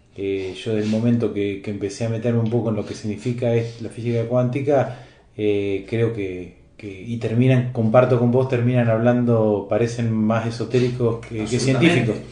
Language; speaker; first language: Spanish; native; Spanish